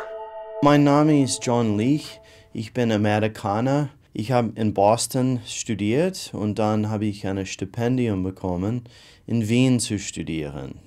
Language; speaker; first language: German; non-native, fluent; English